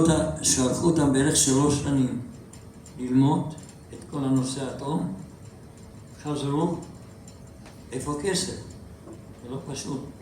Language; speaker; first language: Hebrew; non-native, fluent; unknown